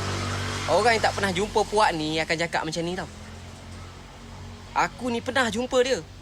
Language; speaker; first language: Malay; native; Malay